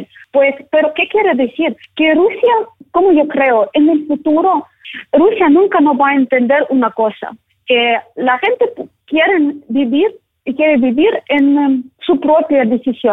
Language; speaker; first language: Spanish; non-native, learner; Ukrainian